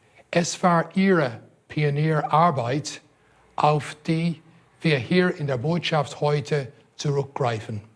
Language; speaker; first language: German; non-native, fluent; English